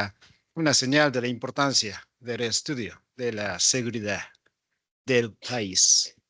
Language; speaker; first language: Spanish; non-native, fluent; Japanese